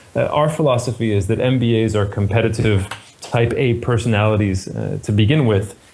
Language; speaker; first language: English; native; English